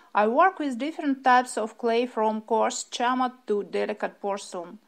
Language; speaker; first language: English; non-native, fluent; Russian